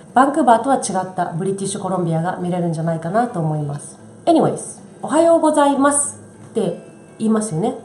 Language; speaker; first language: Japanese; native; Japanese